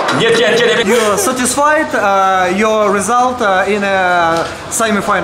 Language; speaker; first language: English; non-native, learner; Russian